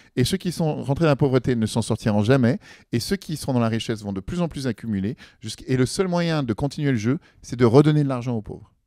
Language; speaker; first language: French; native; French